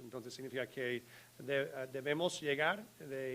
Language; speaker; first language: Spanish; non-native, learner; English